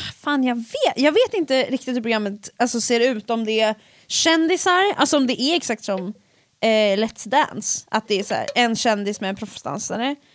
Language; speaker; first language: Swedish; early bilingual, other home language; Finnish